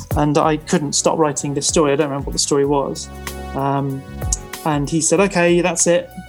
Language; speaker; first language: English; native; English